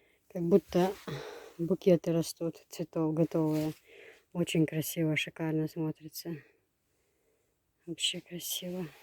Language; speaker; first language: Russian; native; Russian